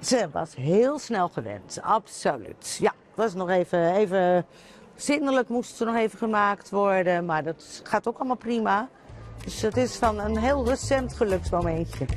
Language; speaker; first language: Dutch; native; Dutch